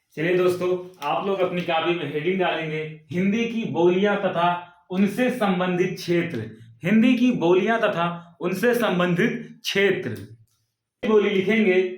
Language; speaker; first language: Hindi; native; Hindi